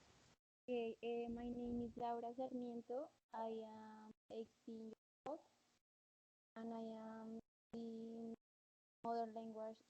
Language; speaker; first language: English; non-native, learner; Spanish